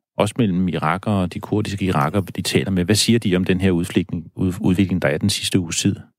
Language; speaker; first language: Danish; native; Danish